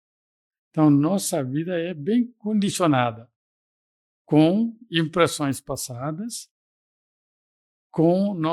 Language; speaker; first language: Portuguese; non-native, fluent; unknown